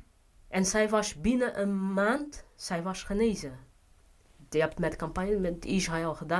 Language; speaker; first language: Dutch; non-native, fluent; Portuguese